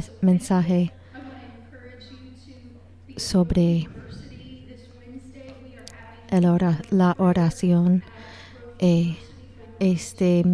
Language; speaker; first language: Spanish; non-native, learner; English